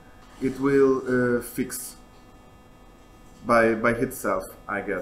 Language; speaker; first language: English; non-native, learner; Italian